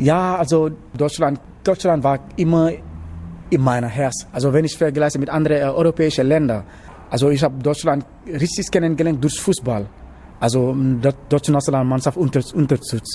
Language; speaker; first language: German; non-native, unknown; Wolof